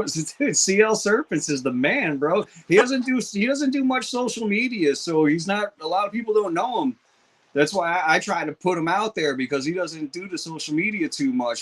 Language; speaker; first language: English; native; English